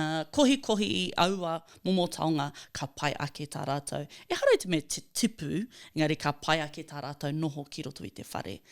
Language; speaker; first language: Māori; non-native, local second language; English